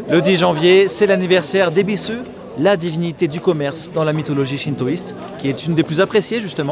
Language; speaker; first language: French; native; French